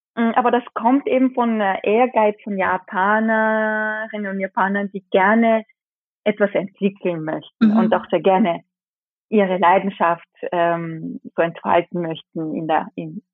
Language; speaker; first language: German; early bilingual, other home language; Japanese